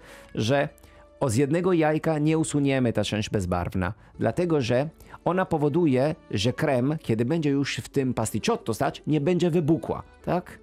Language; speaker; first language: Polish; non-native, fluent; Italian